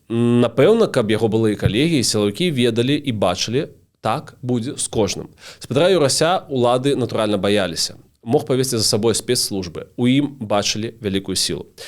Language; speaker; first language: Belarusian; non-native, local second language; Russian